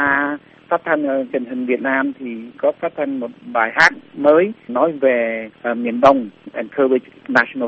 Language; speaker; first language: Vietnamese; early bilingual, heritage; Vietnamese